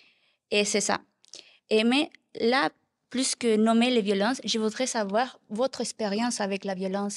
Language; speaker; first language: French; non-native, learner; Spanish